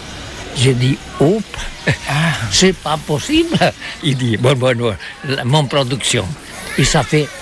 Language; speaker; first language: French; non-native, learner; Catalan